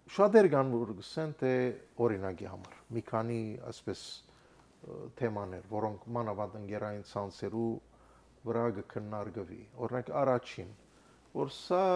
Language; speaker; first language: Armenian; native; Armenian